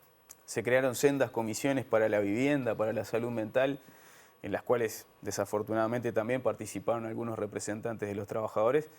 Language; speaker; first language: Spanish; native; Spanish